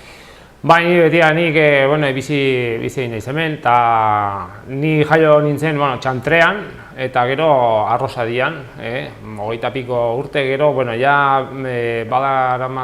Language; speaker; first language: Basque; non-native, local second language; Spanish